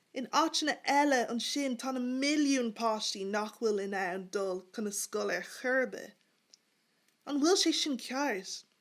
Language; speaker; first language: Irish; native; Irish